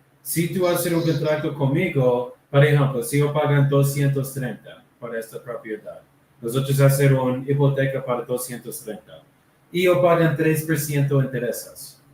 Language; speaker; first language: Spanish; non-native, learner; English